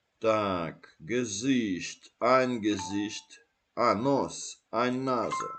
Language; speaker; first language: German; non-native, learner; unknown